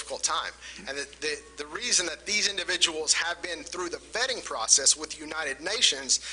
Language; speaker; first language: English; non-native, fluent; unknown